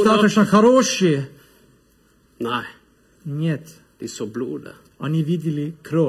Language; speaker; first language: Russian; non-native, learner; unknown